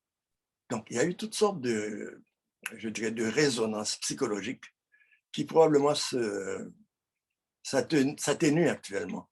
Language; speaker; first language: French; non-native, local second language; Haitian Creole